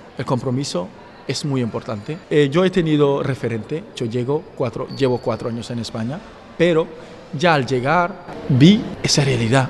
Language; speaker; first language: Spanish; non-native, fluent; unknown